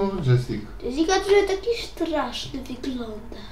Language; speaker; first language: Polish; early bilingual, heritage; Polish